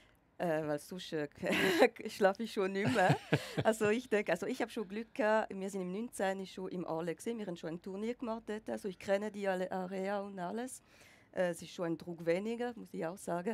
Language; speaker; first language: German; non-native, local second language; French